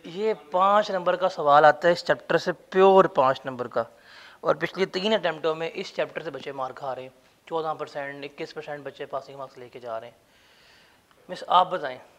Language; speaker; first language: Urdu; non-native, local second language; Punjabi